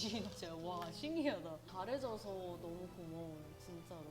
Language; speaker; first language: Korean; non-native, fluent; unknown